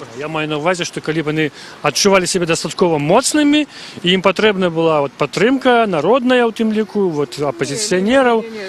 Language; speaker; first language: Belarusian; non-native, local second language; Russian